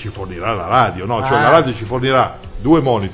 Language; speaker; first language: Italian; native; Italian